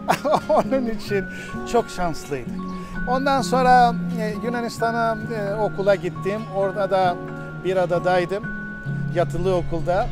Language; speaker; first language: Turkish; non-native, local second language; Greek